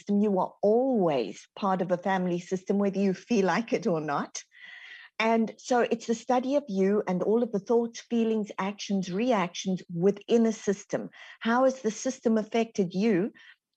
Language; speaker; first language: English; native; English